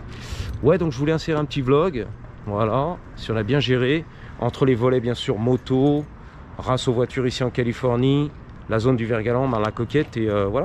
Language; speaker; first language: French; native; French